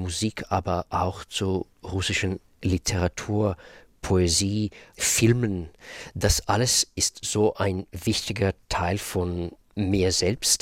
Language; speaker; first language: German; non-native, fluent; Russian